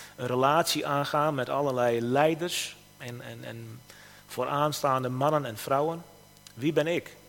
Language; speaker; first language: Dutch; native; Dutch